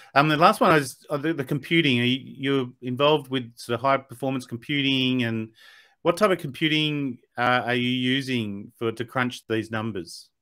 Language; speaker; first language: English; native; English